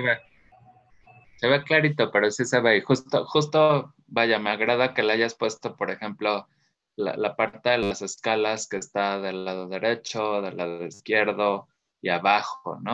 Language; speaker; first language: Spanish; native; Spanish